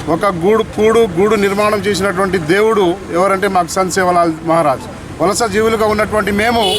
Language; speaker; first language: Telugu; non-native, local second language; Lambadi